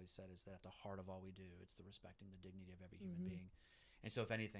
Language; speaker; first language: English; early bilingual, other home language; Spanish